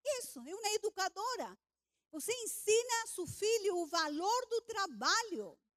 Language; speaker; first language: Portuguese; non-native, fluent; Spanish